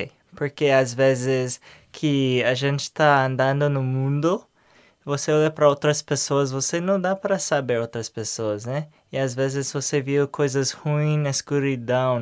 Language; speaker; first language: Portuguese; non-native, learner; English